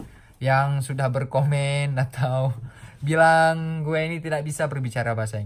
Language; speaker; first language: Indonesian; non-native, local second language; Achinese